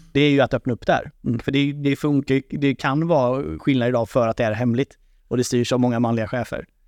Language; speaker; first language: Swedish; native; Swedish